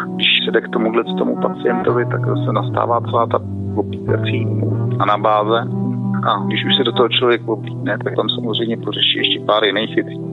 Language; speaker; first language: Czech; native; Czech